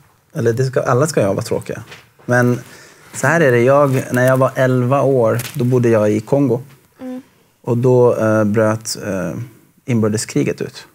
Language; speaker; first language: Swedish; early bilingual, other home language; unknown